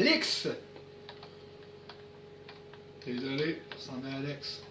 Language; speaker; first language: French; native; French